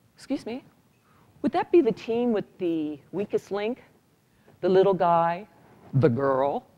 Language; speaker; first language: English; native; English